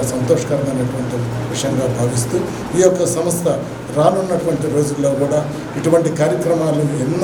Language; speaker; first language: Telugu; native; Telugu